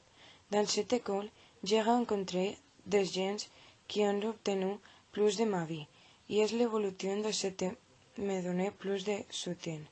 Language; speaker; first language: French; non-native, learner; Catalan